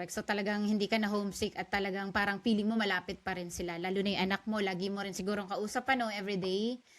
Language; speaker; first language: Filipino; native; Filipino